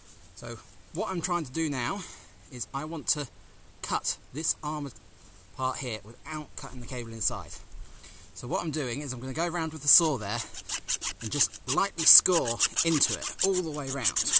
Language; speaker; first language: English; native; English